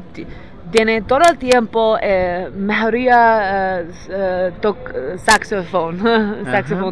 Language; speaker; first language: Spanish; non-native, learner; English